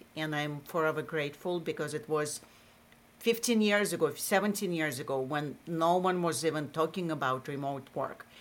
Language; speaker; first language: English; non-native, fluent; Russian